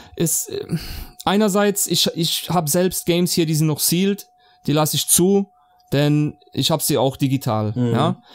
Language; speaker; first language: German; native; German